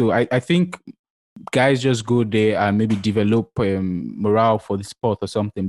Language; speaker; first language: English; non-native, local second language; Yoruba